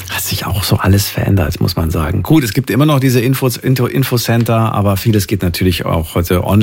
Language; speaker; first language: German; native; German